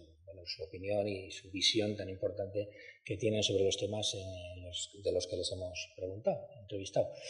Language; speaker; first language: Spanish; native; Spanish